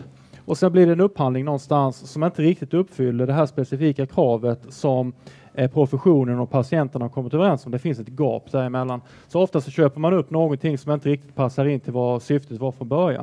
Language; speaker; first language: Swedish; native; Swedish